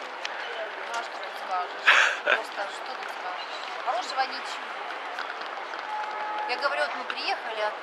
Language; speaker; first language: Russian; native; Russian